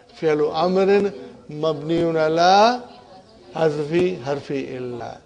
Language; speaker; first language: Arabic; non-native, fluent; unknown